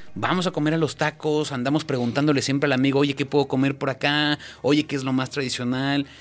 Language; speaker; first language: Spanish; native; Spanish